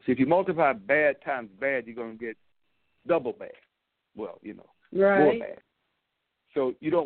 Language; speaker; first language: English; native; English